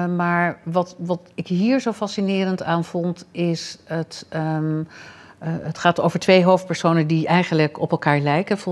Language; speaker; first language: Dutch; native; Dutch